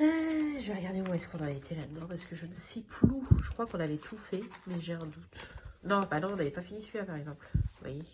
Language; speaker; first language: French; native; French